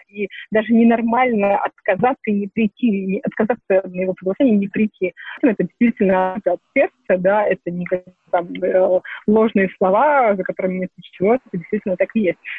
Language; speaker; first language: Russian; native; Russian